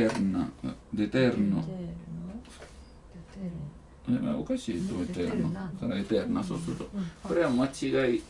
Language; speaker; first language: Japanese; non-native, learner; Italian